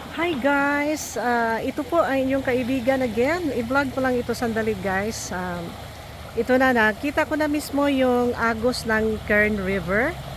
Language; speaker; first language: Filipino; non-native, local second language; Cebuano